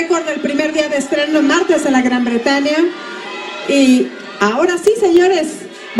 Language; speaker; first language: Spanish; native; Spanish